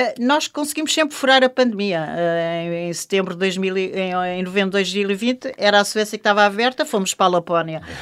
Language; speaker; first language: Portuguese; non-native, local second language; French